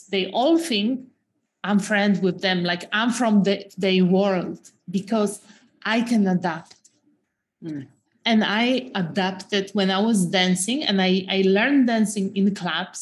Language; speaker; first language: English; non-native, fluent; Polish